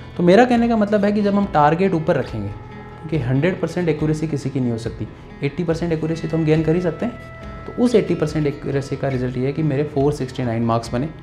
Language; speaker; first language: Hindi; native; Hindi